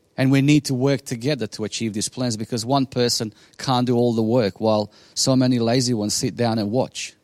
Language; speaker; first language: English; non-native, fluent; Bosnian